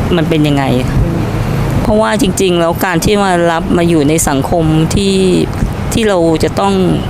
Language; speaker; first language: Thai; native; Thai